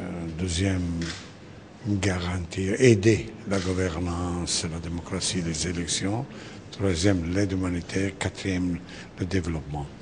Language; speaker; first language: French; non-native, fluent; Italian